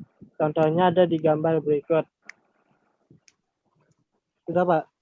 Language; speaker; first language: Indonesian; native; Indonesian